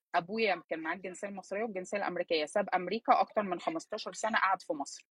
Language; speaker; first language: Arabic; early bilingual, heritage; Arabic